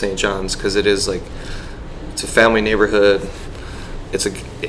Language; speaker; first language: English; native; English